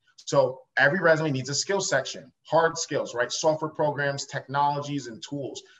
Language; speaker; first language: English; native; English